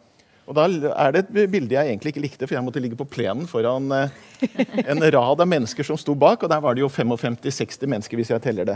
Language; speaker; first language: Norwegian; native; Norwegian